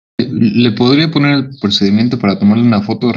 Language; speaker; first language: Spanish; native; Spanish